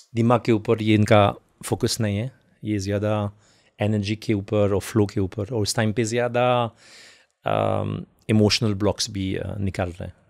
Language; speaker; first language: Hindi; non-native, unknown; French